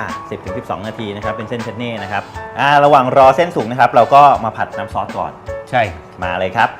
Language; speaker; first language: Thai; native; Thai